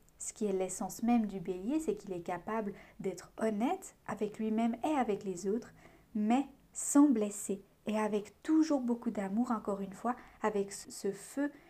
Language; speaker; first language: French; native; French